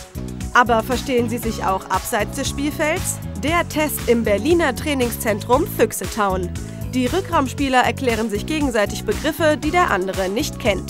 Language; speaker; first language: German; native; German